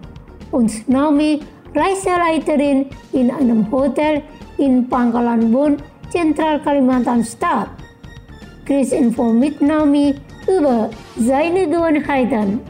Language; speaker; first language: German; non-native, fluent; Indonesian